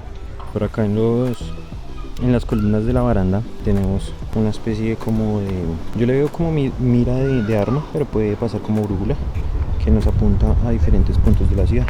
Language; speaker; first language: Spanish; native; Spanish